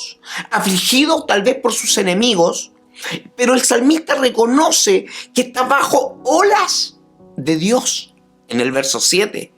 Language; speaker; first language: Spanish; native; Spanish